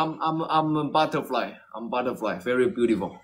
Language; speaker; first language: English; non-native, learner; Chinese